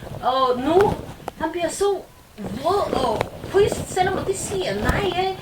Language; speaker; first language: Danish; non-native, learner; Chinese